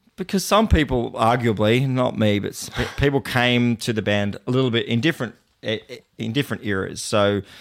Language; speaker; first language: English; native; English